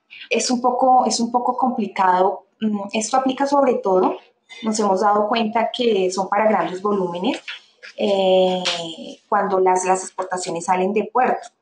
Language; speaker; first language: Spanish; native; Spanish